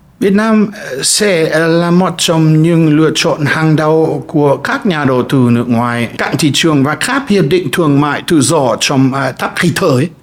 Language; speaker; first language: Vietnamese; non-native, fluent; German